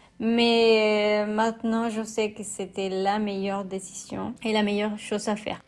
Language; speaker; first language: French; non-native, fluent; Spanish